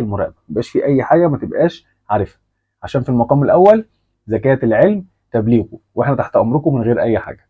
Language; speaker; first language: Arabic; native; Arabic